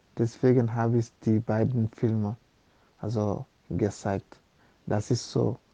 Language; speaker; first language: German; non-native, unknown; Wolof